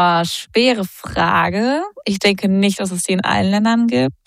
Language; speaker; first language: German; native; German